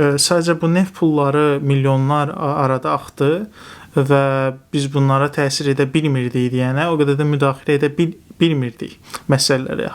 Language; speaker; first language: Azerbaijani; non-native, local second language; Talysh